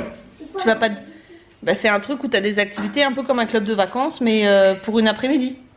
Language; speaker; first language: French; native; French